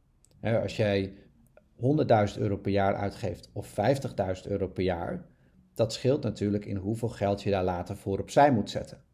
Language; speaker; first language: Dutch; native; Dutch